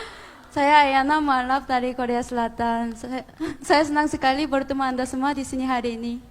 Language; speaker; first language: Indonesian; non-native, fluent; Korean